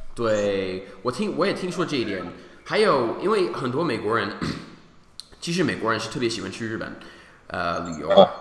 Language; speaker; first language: Chinese; non-native, fluent; English